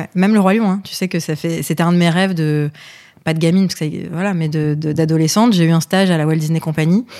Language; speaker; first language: French; early bilingual, other home language; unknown